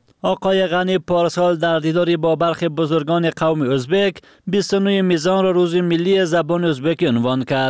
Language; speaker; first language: Persian; native; Persian